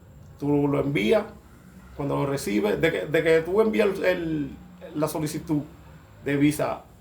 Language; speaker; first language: Spanish; non-native, fluent; Haitian Creole